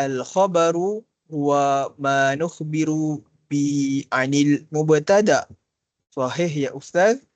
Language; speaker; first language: Arabic; non-native, learner; Malay